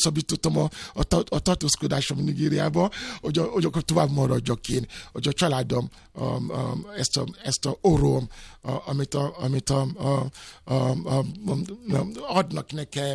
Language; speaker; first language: Hungarian; non-native, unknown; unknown